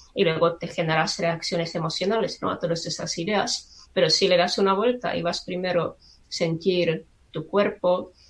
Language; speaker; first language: Spanish; non-native, fluent; Czech